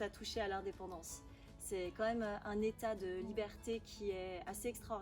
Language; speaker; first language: French; native; French